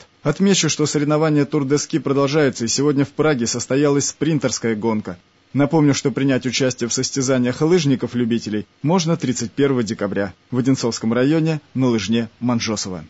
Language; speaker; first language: Russian; native; Russian